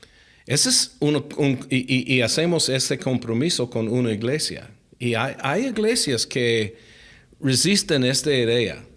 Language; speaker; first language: Spanish; non-native, fluent; English